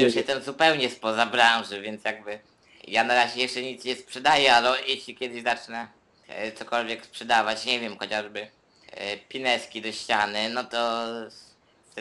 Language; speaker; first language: Polish; native; Polish